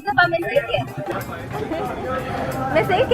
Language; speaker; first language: Hindi; non-native, fluent; Chinese